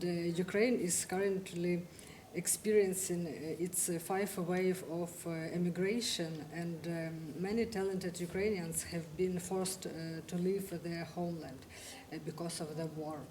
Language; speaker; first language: English; non-native, fluent; Ukrainian